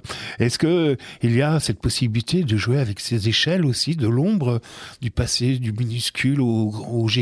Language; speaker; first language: French; native; French